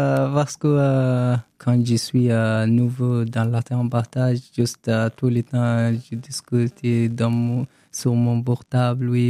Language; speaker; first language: French; non-native, learner; Arabic